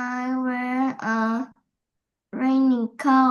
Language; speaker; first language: English; non-native, learner; Vietnamese